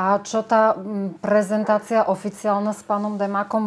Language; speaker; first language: Slovak; native; Slovak